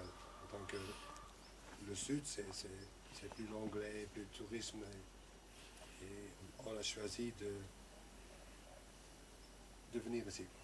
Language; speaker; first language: French; non-native, local second language; Dutch